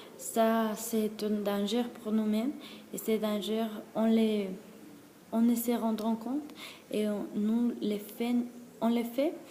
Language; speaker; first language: French; non-native, learner; Spanish